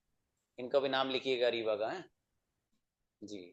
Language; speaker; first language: Hindi; native; Hindi